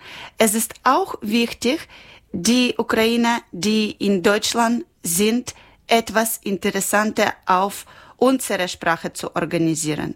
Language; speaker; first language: German; non-native, learner; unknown